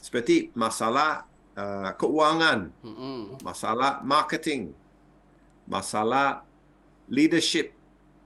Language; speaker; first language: Indonesian; non-native, fluent; English